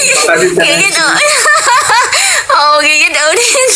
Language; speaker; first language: Indonesian; non-native, learner; Vietnamese